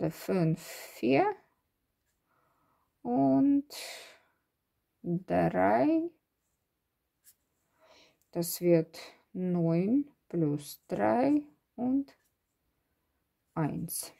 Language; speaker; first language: German; non-native, learner; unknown